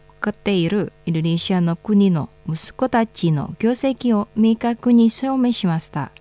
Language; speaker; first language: Japanese; non-native, fluent; Indonesian